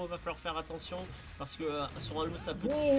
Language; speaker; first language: French; native; French